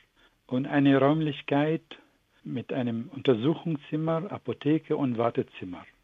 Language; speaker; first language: German; non-native, fluent; Arabic